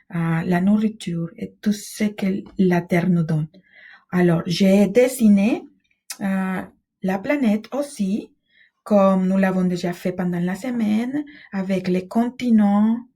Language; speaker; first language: French; non-native, fluent; Spanish